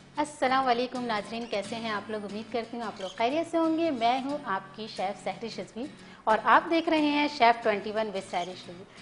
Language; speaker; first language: Urdu; native; Urdu